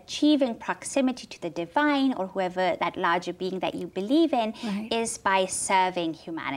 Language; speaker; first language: English; non-native, local second language; Urdu